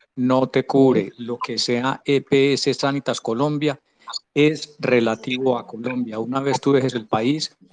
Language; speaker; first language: Spanish; native; Spanish